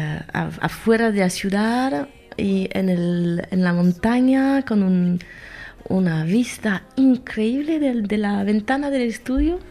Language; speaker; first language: Spanish; non-native, fluent; French